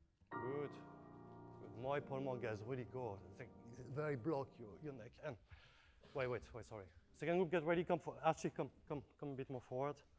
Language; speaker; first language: English; non-native, fluent; French